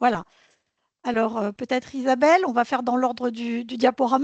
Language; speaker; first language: French; native; French